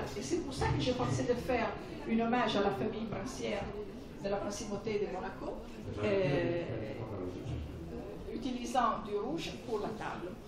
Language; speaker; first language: French; non-native, fluent; Italian